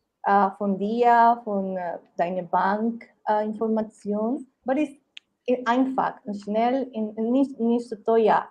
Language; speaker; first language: German; non-native, learner; Spanish